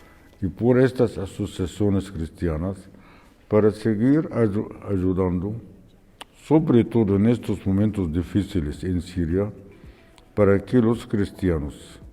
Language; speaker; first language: Spanish; non-native, fluent; Arabic